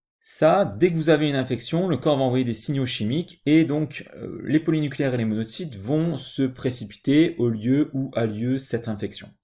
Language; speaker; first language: French; native; French